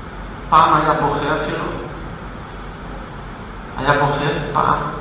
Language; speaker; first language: Hebrew; non-native, fluent; Russian